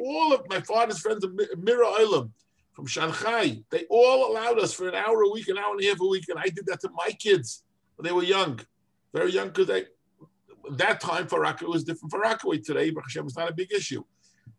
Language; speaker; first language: English; native; English